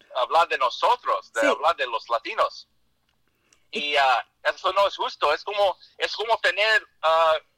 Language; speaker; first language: Spanish; early bilingual, heritage; Spanish